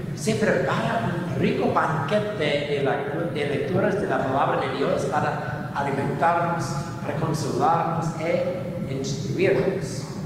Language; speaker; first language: Spanish; non-native, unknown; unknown